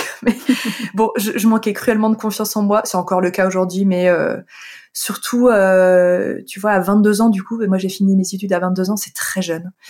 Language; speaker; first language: French; native; French